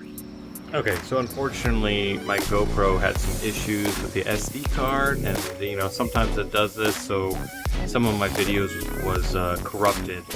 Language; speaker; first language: English; native; English